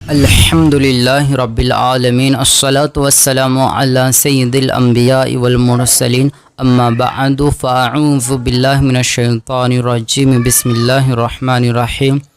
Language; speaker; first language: Urdu; native; Urdu